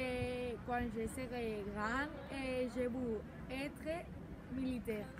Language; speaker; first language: French; non-native, learner; Spanish